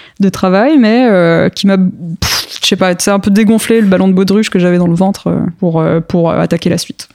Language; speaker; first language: French; early bilingual, other home language; Spanish